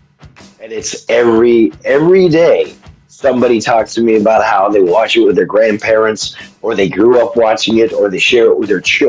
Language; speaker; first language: English; native; English